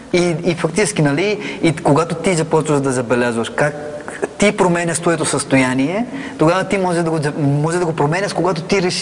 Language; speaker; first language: Bulgarian; non-native, fluent; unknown